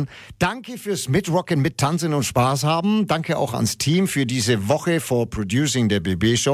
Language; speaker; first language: German; native; German